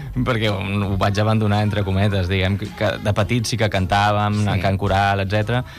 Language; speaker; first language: Catalan; non-native, local second language; Spanish